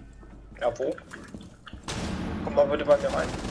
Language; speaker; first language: German; native; German